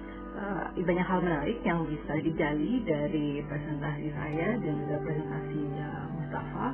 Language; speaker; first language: Indonesian; native; Indonesian